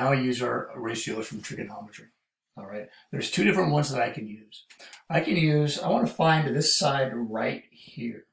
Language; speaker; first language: English; native; English